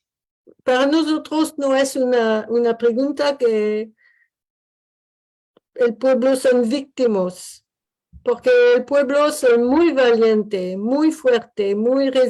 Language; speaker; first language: Spanish; non-native, learner; French